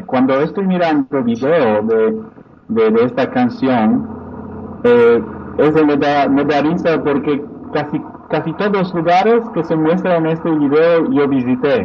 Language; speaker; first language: Spanish; non-native, fluent; Polish